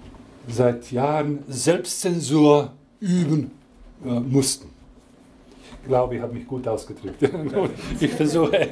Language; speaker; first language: German; non-native, fluent; Croatian